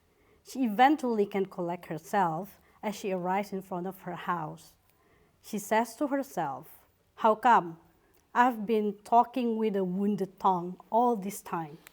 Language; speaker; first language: English; non-native, fluent; Indonesian